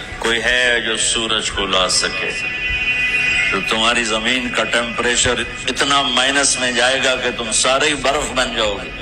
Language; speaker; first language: Urdu; non-native, local second language; Punjabi